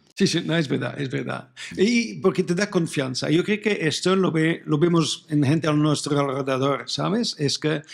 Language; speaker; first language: Spanish; non-native, fluent; French